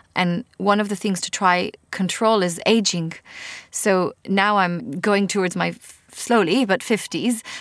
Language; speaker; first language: English; non-native, fluent; Hebrew